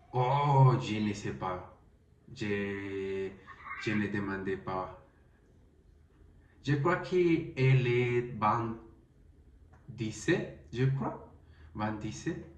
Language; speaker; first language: French; non-native, learner; Spanish